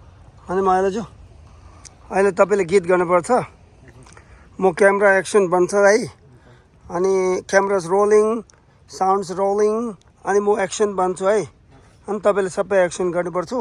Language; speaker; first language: Nepali; non-native, learner; Tibetan